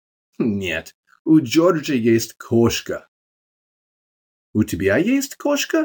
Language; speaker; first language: Russian; non-native, fluent; English